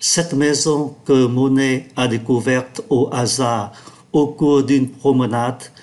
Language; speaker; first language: French; non-native, fluent; Vietnamese